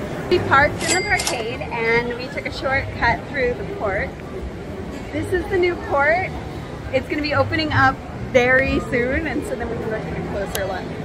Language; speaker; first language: English; native; English